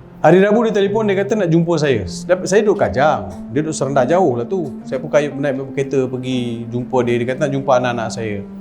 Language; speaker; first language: Malay; non-native, local second language; Tamil